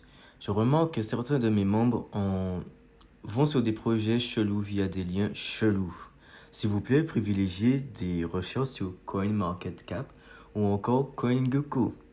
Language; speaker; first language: French; native; French